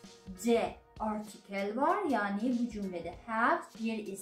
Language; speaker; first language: Turkish; non-native, learner; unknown